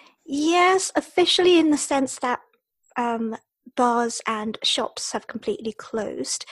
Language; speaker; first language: English; early bilingual, other home language; Japanese